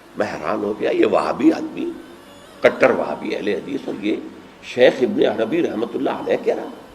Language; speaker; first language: Urdu; native; Urdu